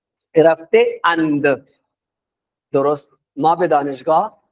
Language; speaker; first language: Persian; non-native, fluent; Urdu